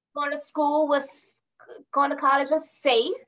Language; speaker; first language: English; native; English